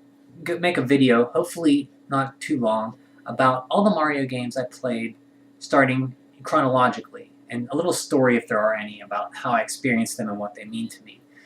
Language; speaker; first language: English; native; English